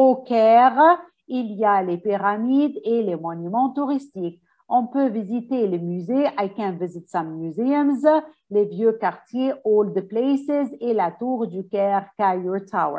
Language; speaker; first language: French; non-native, fluent; Arabic